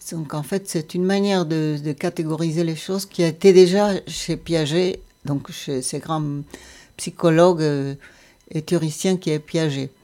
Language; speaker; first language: French; non-native, fluent; Spanish